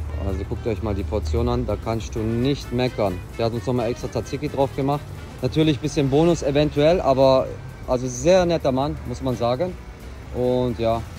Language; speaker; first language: German; native; German